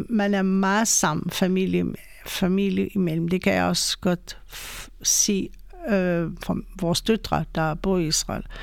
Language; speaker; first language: Danish; non-native, fluent; Hebrew